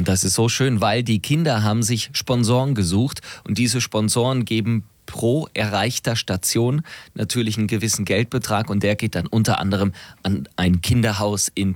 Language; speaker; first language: German; native; German